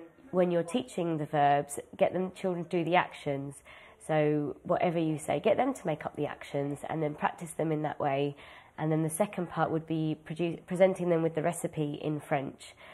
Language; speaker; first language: English; native; English